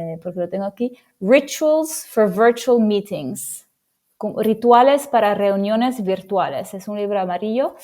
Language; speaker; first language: Spanish; non-native, fluent; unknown